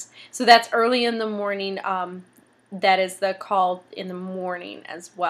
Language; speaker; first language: English; native; English